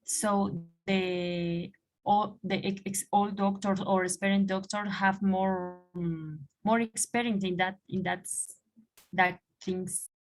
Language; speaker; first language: English; non-native, learner; Spanish